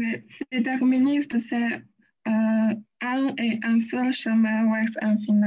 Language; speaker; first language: French; non-native, fluent; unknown